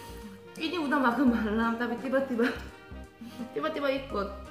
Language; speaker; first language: Indonesian; non-native, fluent; Korean